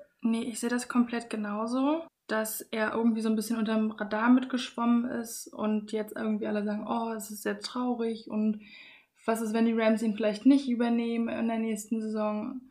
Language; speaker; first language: German; native; German